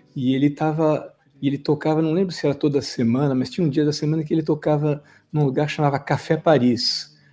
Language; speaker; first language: Portuguese; native; Portuguese